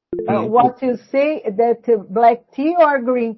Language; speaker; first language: English; non-native, learner; Portuguese